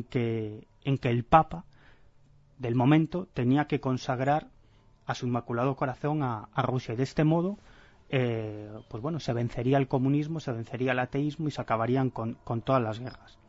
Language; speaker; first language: Spanish; native; Spanish